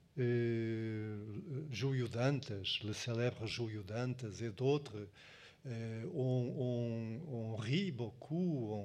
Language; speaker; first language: French; non-native, fluent; Portuguese